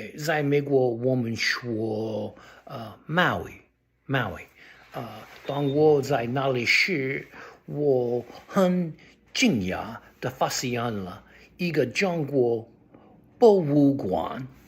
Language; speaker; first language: Chinese; non-native, learner; English